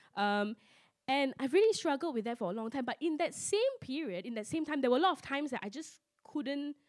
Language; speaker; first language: English; non-native, local second language; Min Nan Chinese